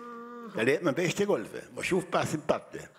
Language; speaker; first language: German; native; German